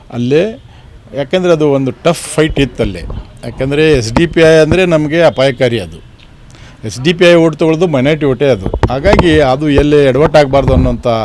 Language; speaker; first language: Kannada; non-native, local second language; Urdu